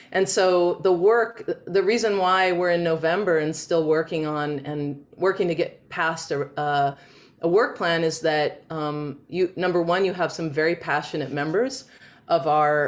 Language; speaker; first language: English; native; English